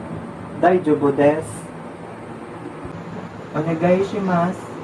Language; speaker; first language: Japanese; non-native, learner; Filipino